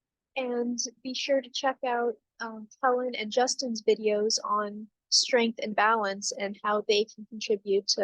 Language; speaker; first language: English; native; English